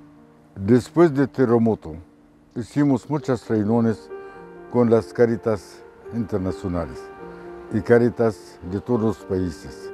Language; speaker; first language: Spanish; non-native, fluent; Arabic